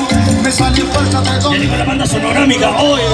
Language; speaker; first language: Spanish; native; Spanish